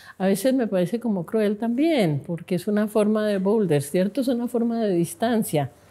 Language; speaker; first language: Spanish; native; Spanish